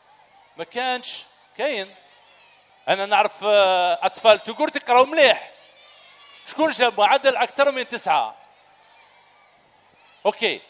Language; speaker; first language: Arabic; native; Arabic